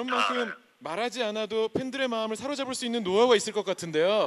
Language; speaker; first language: Korean; native; Korean